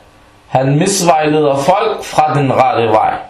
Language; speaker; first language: Danish; non-native, fluent; Arabic